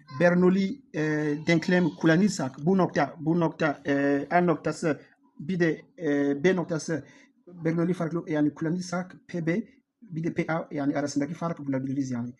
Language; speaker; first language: Turkish; non-native, learner; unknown